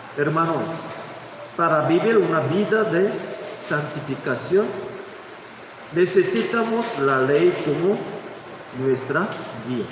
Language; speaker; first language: Spanish; non-native, learner; Korean